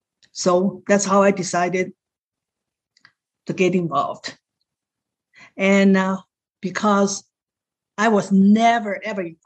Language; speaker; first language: English; non-native, fluent; Chinese